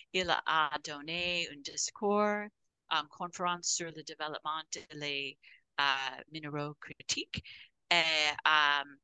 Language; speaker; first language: French; non-native, fluent; English